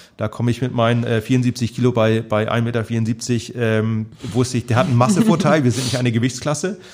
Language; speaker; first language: German; native; German